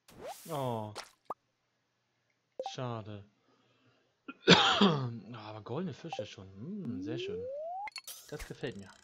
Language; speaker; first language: German; native; German